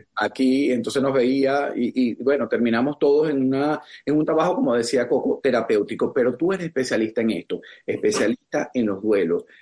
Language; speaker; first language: Spanish; native; Spanish